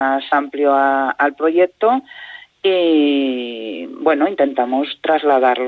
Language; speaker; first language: Spanish; native; Spanish